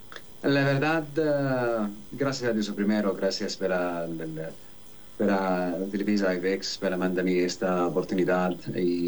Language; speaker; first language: Spanish; non-native, learner; Arabic